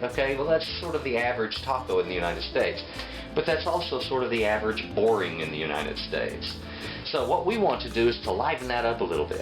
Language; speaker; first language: English; native; English